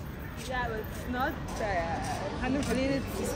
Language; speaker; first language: English; non-native, learner; Arabic